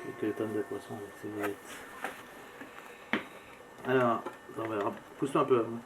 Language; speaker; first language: French; native; French